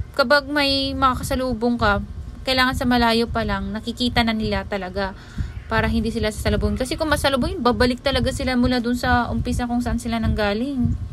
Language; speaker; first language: Filipino; non-native, local second language; Iloko